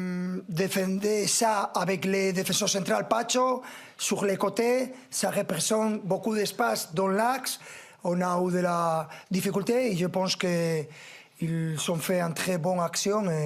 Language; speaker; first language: French; non-native, fluent; Spanish